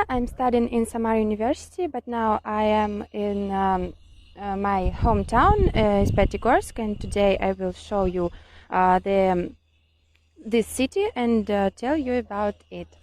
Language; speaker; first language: English; non-native, learner; Russian